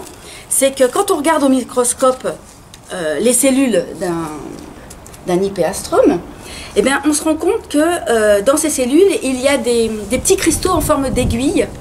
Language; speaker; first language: French; native; French